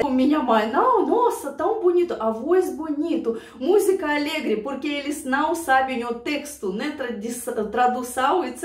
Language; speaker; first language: Portuguese; non-native, learner; Russian